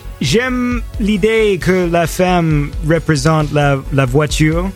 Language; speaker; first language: French; non-native, learner; English